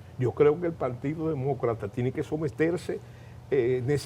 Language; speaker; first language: Spanish; native; Spanish